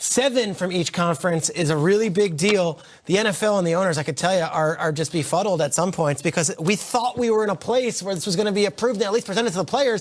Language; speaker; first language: English; native; English